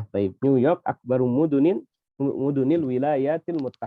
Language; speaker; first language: Arabic; non-native, fluent; Indonesian